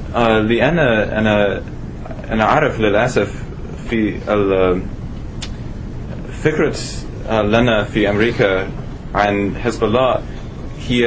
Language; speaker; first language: Arabic; non-native, learner; English